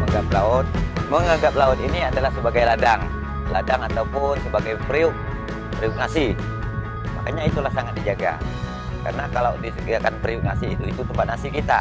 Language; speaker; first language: Indonesian; non-native, local second language; Malay